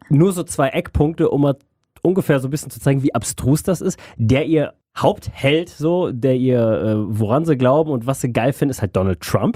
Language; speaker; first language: German; native; German